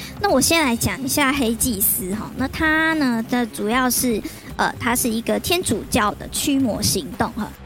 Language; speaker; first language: Chinese; native; Chinese